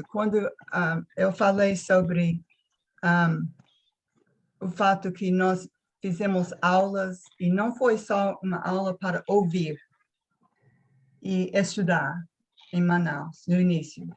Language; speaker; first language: Portuguese; non-native, fluent; English